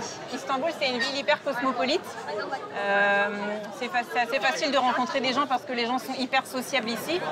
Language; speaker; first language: French; native; French